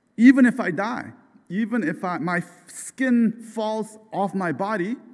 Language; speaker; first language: English; non-native, fluent; Korean